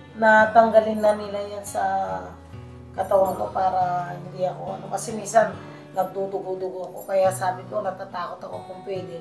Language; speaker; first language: Filipino; native; Filipino